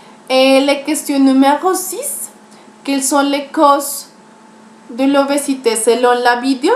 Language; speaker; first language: French; non-native, learner; Spanish